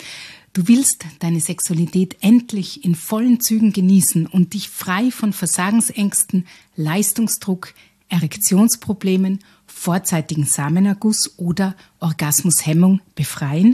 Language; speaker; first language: German; native; German